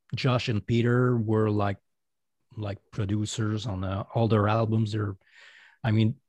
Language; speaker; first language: English; non-native, fluent; French